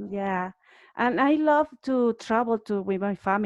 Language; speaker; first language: English; non-native, learner; Spanish